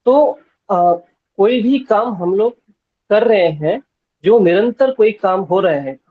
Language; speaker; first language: Hindi; non-native, local second language; Bangla